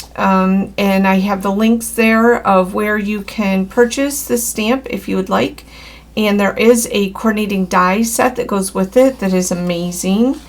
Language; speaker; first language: English; native; English